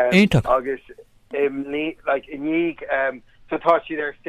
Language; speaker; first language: Irish; non-native, local second language; English